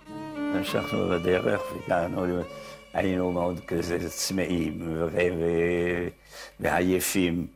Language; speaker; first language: Hebrew; non-native, fluent; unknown